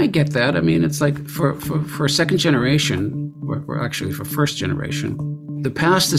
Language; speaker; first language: English; early bilingual, other home language; Armenian